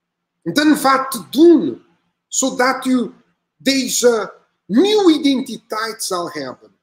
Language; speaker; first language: Dutch; non-native, learner; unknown